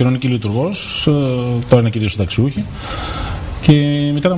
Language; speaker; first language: Greek; native; Greek